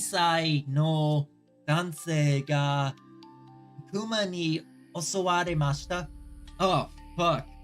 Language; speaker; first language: Japanese; non-native, learner; English